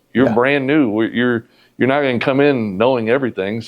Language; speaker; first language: English; native; English